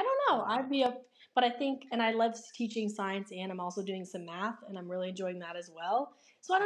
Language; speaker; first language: English; native; English